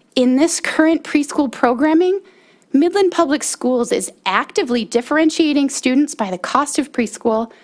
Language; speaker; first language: English; native; English